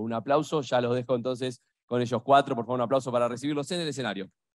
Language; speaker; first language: Spanish; native; Spanish